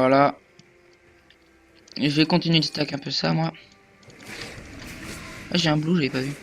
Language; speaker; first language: French; native; French